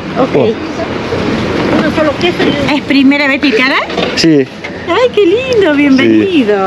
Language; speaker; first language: Spanish; native; Spanish